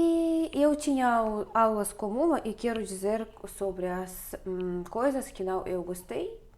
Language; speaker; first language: Portuguese; non-native, fluent; Russian